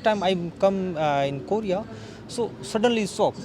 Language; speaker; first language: English; non-native, learner; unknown